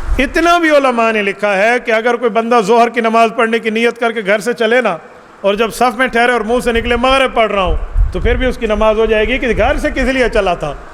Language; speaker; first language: Urdu; non-native, local second language; Saraiki